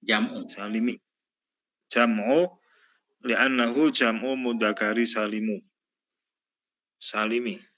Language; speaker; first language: Arabic; non-native, learner; Indonesian